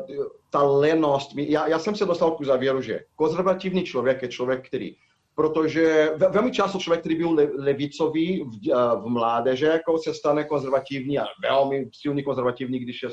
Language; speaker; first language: Czech; non-native, fluent; Portuguese